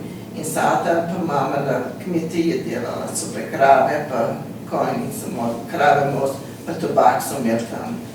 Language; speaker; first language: Slovenian; early bilingual, heritage; Slovenian